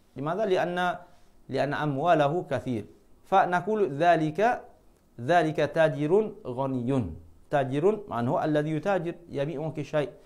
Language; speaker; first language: Arabic; non-native, fluent; Malay